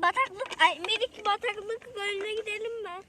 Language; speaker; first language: Turkish; native; Turkish